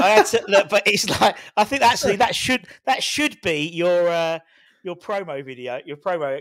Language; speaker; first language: English; native; English